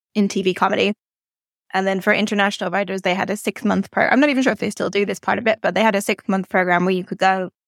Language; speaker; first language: English; native; English